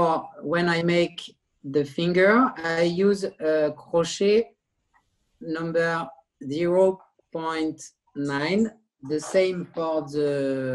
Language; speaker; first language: English; non-native, learner; French